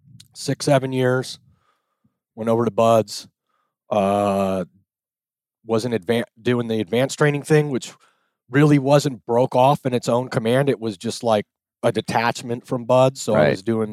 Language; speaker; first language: English; native; English